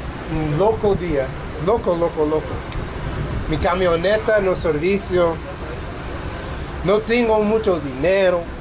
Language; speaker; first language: Spanish; non-native, learner; English